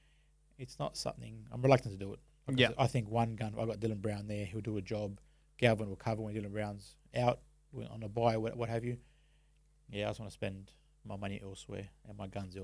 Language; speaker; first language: English; native; English